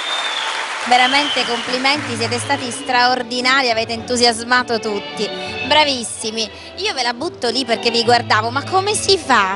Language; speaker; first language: Italian; native; Italian